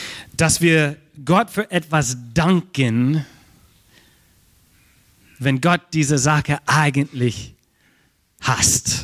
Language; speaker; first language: German; non-native, fluent; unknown